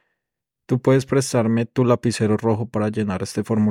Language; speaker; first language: Spanish; native; Spanish